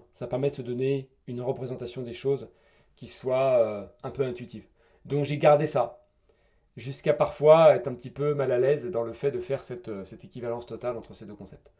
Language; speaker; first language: French; native; French